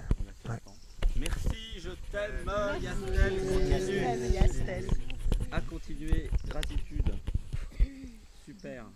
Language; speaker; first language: French; native; French